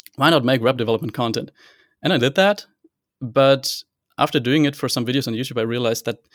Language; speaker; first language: English; non-native, fluent; German